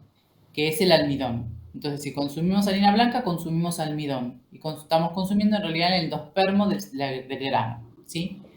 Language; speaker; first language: Spanish; native; Spanish